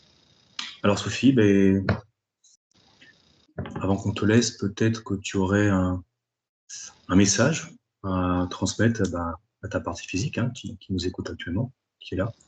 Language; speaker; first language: French; native; French